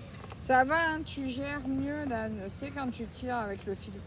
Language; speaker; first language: French; native; French